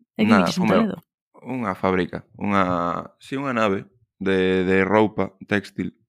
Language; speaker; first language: Galician; non-native, local second language; Spanish